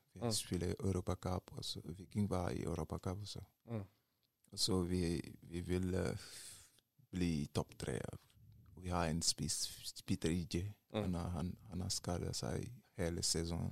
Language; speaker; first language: Norwegian; non-native, learner; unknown